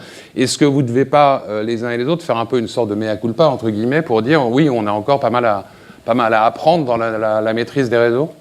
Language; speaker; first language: French; native; French